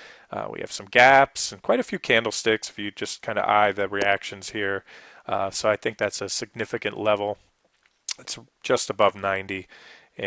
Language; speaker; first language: English; native; English